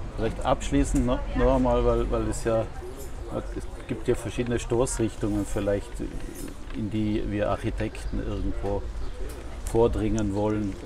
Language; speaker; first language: German; native; German